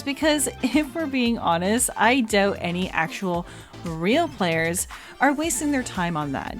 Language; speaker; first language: English; native; English